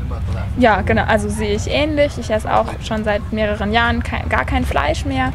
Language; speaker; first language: German; native; German